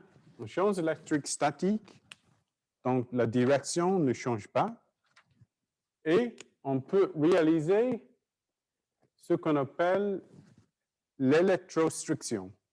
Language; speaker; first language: French; non-native, fluent; English